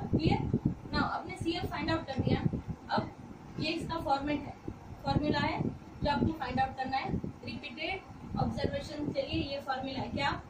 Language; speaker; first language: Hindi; non-native, local second language; Gujarati